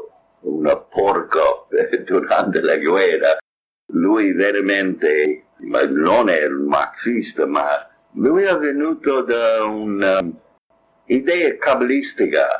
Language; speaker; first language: Italian; non-native, fluent; English